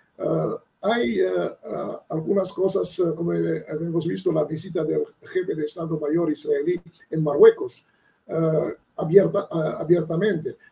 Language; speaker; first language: Spanish; non-native, fluent; Italian